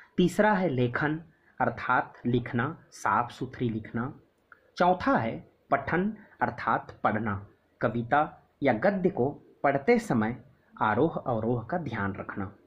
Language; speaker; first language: Hindi; native; Hindi